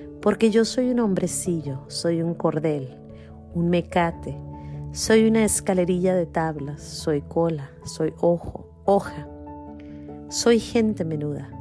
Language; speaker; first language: Spanish; native; Spanish